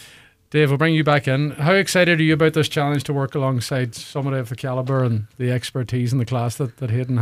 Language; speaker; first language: English; native; English